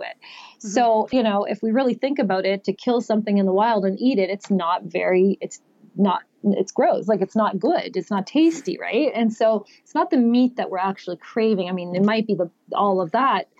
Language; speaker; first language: English; native; English